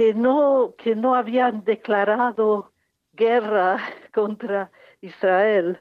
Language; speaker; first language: Spanish; non-native, fluent; English